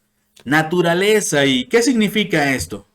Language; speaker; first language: Spanish; non-native, fluent; English